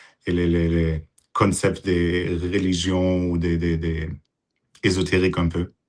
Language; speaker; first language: French; non-native, fluent; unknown